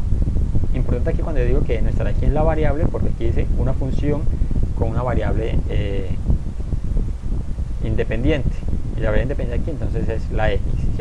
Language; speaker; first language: Spanish; native; Spanish